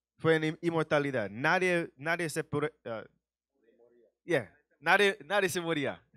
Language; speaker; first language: Spanish; early bilingual, heritage; Spanish